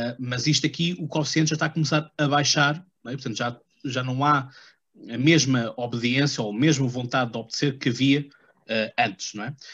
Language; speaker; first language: Portuguese; native; Portuguese